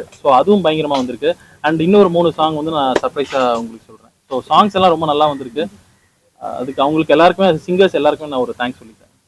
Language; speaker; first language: Tamil; native; Tamil